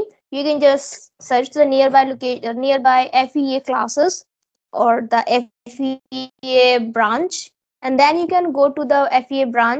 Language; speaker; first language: English; non-native, local second language; Hindi